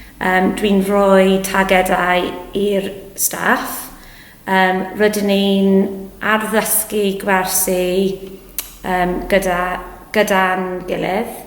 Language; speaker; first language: Welsh; non-native, local second language; English